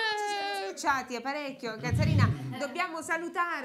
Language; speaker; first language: Italian; native; Italian